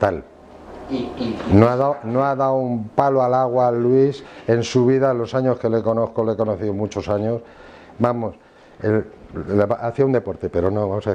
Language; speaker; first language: Spanish; native; Spanish